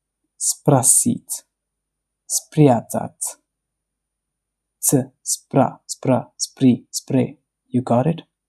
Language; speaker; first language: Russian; non-native, fluent; Hindi